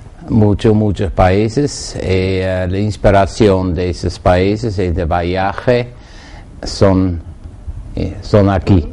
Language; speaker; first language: Spanish; non-native, learner; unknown